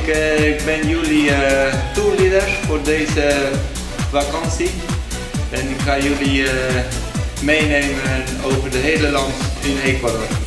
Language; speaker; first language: Dutch; early bilingual, heritage; Spanish